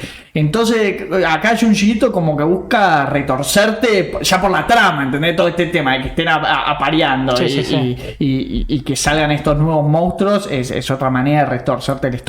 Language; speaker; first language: Spanish; native; Spanish